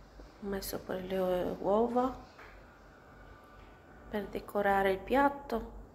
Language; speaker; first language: Italian; non-native, learner; Arabic